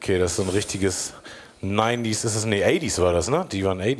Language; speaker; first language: German; native; German